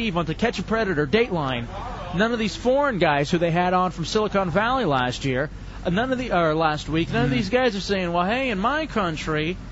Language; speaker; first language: English; native; English